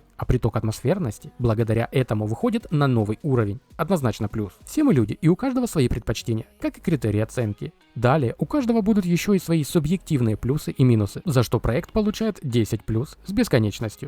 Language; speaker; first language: Russian; native; Russian